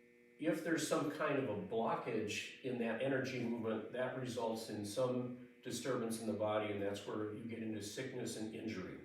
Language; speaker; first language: English; native; English